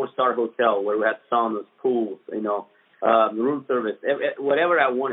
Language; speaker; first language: English; non-native, fluent; Bulgarian